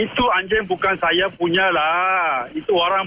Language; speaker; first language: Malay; non-native, local second language; Tamil